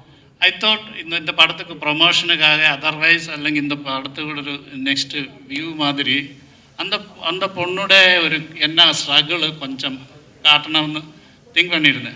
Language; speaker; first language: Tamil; non-native, learner; Malayalam